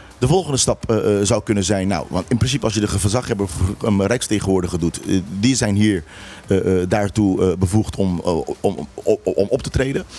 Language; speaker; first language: Dutch; non-native, local second language; Papiamento